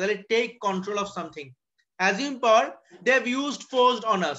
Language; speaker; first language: English; non-native, local second language; Bangla